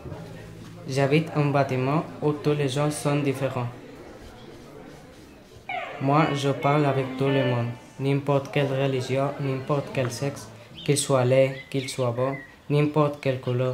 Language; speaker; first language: French; non-native, learner; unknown